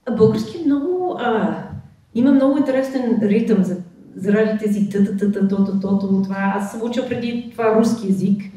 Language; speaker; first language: Bulgarian; non-native, fluent; English